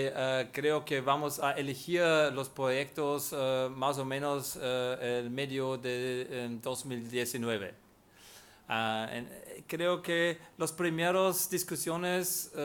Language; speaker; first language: Spanish; non-native, fluent; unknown